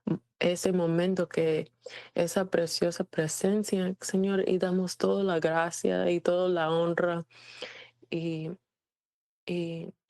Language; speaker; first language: Spanish; non-native, fluent; English